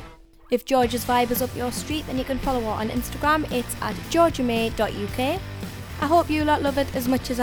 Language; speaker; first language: English; native; English